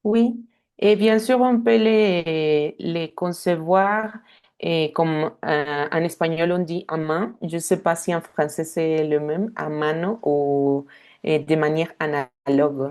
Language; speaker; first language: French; non-native, fluent; Spanish